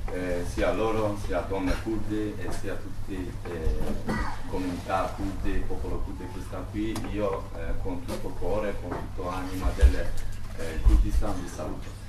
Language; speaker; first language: Italian; non-native, learner; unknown